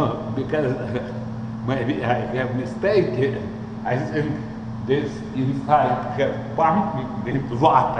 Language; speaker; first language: English; non-native, learner; Russian